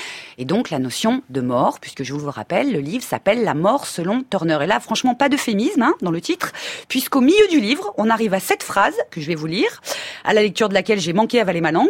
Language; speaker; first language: French; native; French